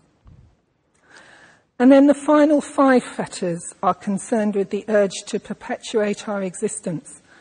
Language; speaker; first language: English; native; English